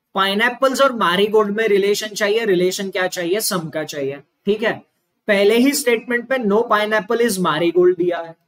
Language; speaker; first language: Hindi; non-native, local second language; Marathi